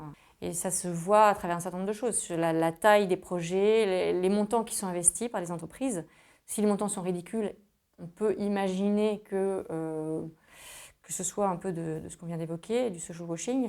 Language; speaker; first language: French; native; French